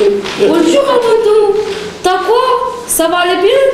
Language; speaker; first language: French; non-native, learner; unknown